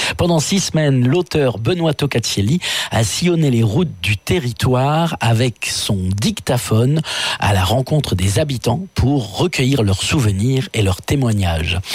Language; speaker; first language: French; native; French